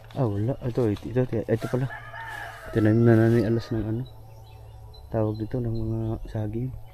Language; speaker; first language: Filipino; non-native, local second language; Cebuano